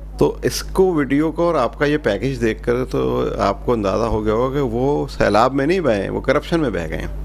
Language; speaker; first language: Urdu; native; Urdu